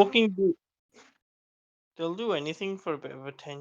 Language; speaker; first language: English; native; English